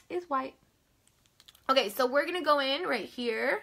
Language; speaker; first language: English; native; English